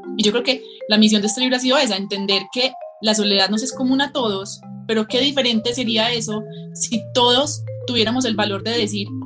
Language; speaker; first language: Spanish; native; Spanish